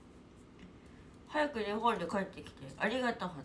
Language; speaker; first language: Japanese; native; Japanese